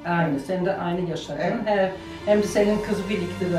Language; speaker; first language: Turkish; non-native, learner; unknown